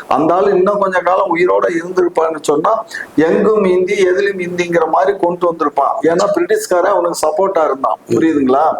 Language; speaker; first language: Tamil; non-native, local second language; Telugu